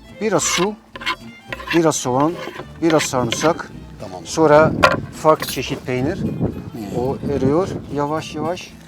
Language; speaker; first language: Turkish; non-native, fluent; Dutch